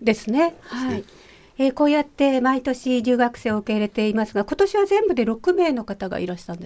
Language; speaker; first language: Japanese; native; Japanese